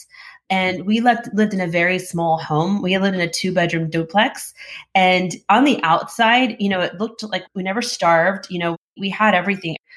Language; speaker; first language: English; native; English